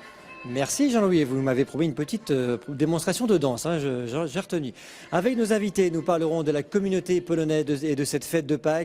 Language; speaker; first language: French; native; French